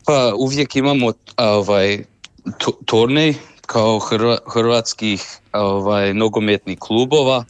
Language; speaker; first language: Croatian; early bilingual, heritage; Croatian